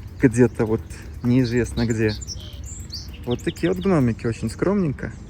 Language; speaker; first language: Russian; native; Russian